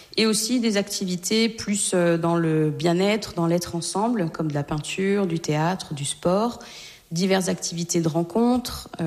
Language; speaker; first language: French; native; French